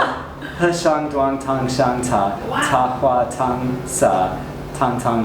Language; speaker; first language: Chinese; non-native, learner; English